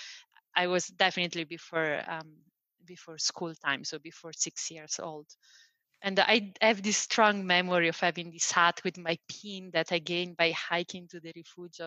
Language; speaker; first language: English; non-native, fluent; Italian